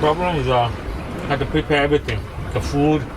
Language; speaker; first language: English; non-native, learner; Korean